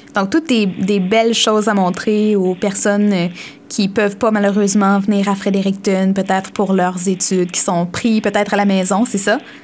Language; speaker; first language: French; native; French